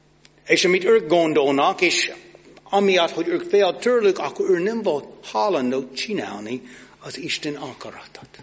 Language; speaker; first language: Hungarian; non-native, fluent; English